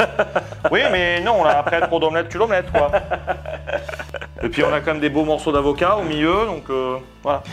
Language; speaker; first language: French; native; French